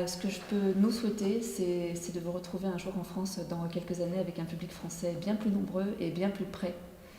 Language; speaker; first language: French; native; French